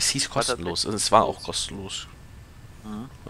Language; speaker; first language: German; native; German